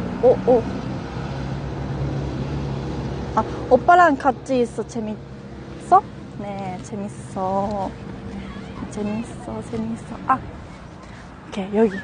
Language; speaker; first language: Korean; non-native, learner; Japanese